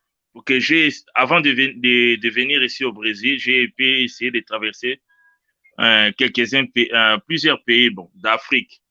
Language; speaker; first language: French; non-native, local second language; Luba-Lulua